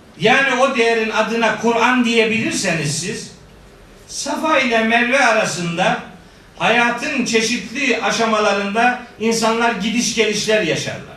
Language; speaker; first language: Turkish; native; Turkish